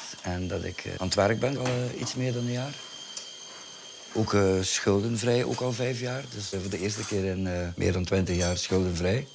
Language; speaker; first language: Dutch; native; Dutch